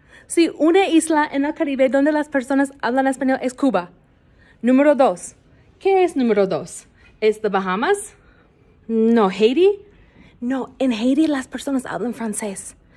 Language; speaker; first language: Spanish; non-native, learner; English